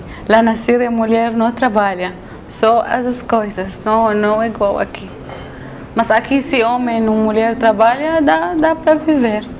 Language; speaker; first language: Portuguese; non-native, learner; Arabic